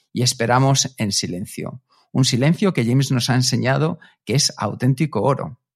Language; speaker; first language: Spanish; native; Spanish